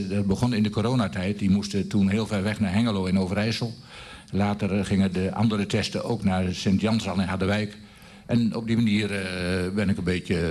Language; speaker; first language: Dutch; native; Dutch